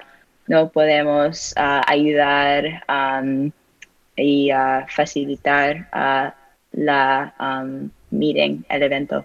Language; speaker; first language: Spanish; non-native, learner; English